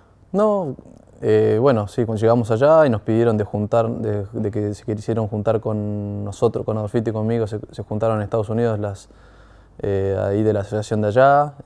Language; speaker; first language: Spanish; native; Spanish